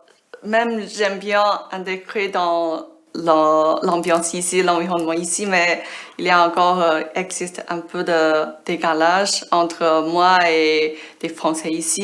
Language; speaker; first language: French; non-native, fluent; Chinese